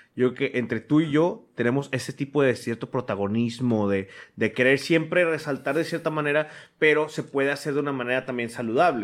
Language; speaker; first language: Spanish; native; Spanish